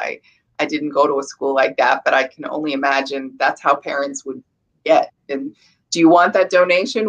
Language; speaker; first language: English; native; English